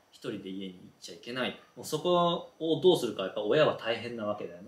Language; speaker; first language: Japanese; native; Japanese